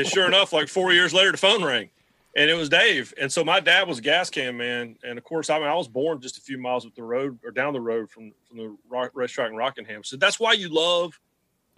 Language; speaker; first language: English; native; English